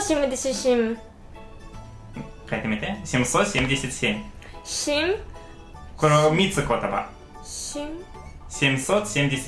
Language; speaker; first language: Japanese; non-native, fluent; Russian